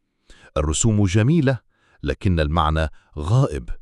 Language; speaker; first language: Arabic; non-native, fluent; Turkish